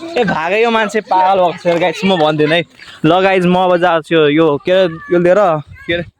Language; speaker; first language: Nepali; non-native, local second language; Rana Tharu